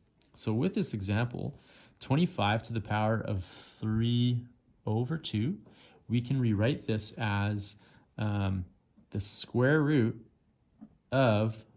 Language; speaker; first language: English; native; English